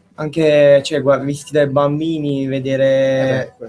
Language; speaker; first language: Italian; native; Italian